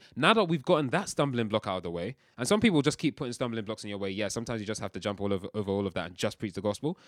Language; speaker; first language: English; early bilingual, other home language; Yoruba